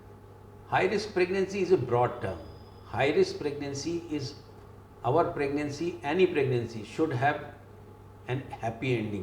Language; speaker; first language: English; non-native, local second language; Hindi